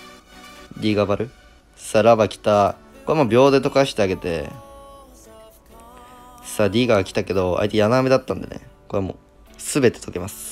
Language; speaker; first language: Japanese; native; Japanese